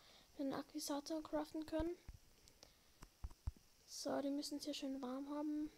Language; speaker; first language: German; native; German